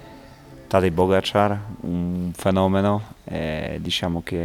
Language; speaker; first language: Italian; non-native, fluent; Polish